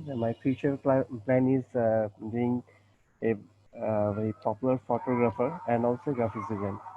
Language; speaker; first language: English; non-native, learner; Bangla